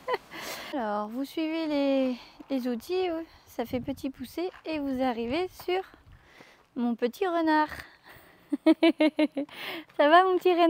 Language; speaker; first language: French; native; French